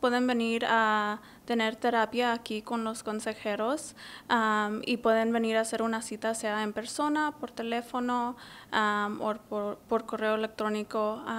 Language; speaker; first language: Spanish; early bilingual, heritage; English